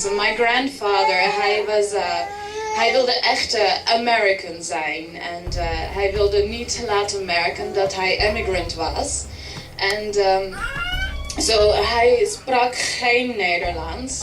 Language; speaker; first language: Dutch; early bilingual, heritage; English